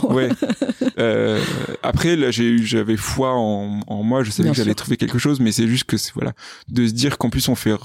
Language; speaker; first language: French; native; French